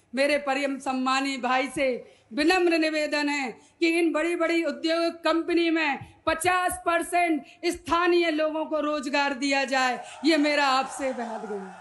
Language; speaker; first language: Hindi; native; Hindi